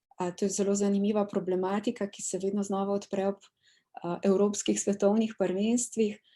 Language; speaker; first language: Slovenian; native; Slovenian